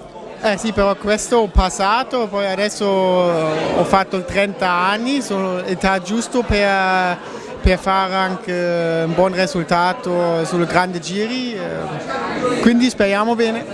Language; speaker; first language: Italian; non-native, fluent; German